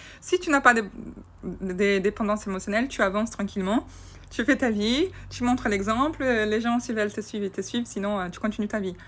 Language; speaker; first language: French; non-native, fluent; Portuguese